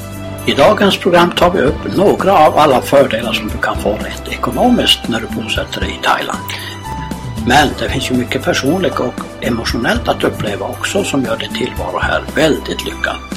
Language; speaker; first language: Swedish; native; Swedish